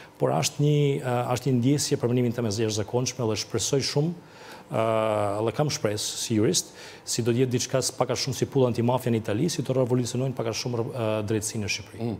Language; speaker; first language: Albanian; early bilingual, heritage; Albanian